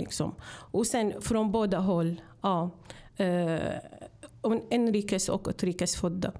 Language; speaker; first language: Swedish; non-native, fluent; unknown